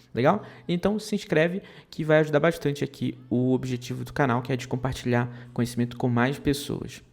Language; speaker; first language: Portuguese; native; Portuguese